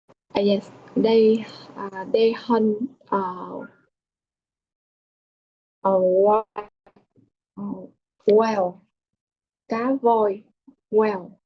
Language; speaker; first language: English; non-native, learner; Vietnamese